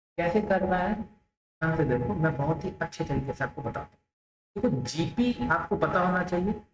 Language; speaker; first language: Hindi; native; Hindi